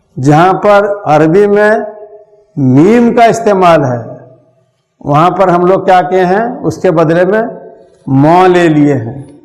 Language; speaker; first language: Hindi; native; Hindi